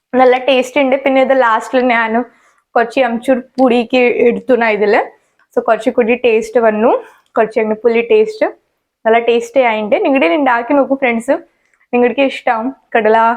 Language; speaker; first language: Malayalam; non-native, fluent; Hindi